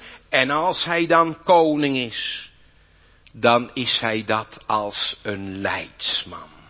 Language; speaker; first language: Dutch; native; Dutch